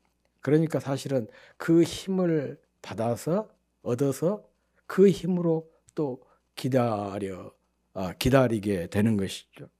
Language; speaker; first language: Korean; native; Korean